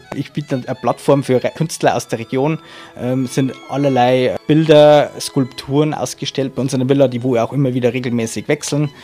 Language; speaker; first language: German; native; German